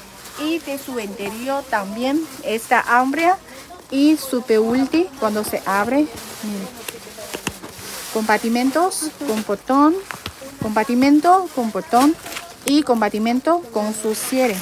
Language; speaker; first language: Spanish; non-native, learner; Chinese